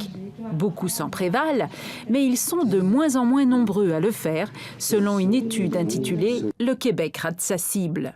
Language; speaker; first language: French; native; French